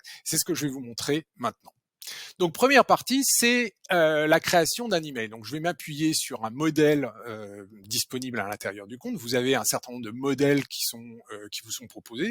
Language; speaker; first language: French; native; French